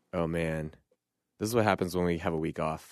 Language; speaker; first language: English; native; English